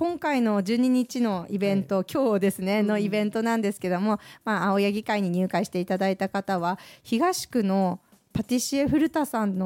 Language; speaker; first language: Japanese; native; Japanese